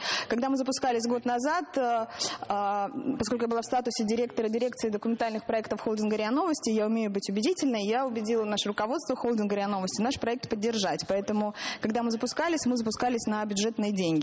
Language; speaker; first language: Russian; native; Russian